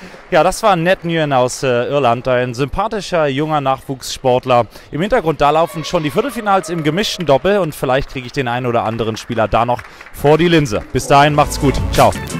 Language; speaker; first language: German; native; German